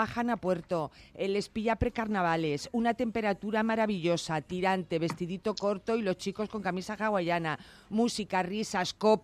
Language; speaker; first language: Spanish; native; Spanish